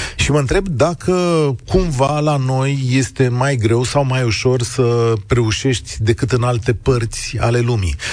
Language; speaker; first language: Romanian; native; Romanian